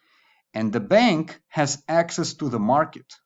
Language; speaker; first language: English; non-native, fluent; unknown